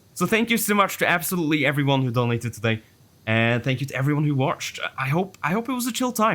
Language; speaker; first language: English; non-native, fluent; Norwegian